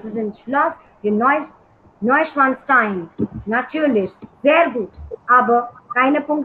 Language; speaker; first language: German; non-native, learner; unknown